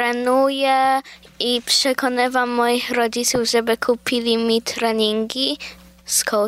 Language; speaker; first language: Polish; early bilingual, heritage; Polish